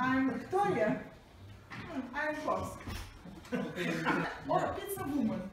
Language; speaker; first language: English; non-native, learner; Russian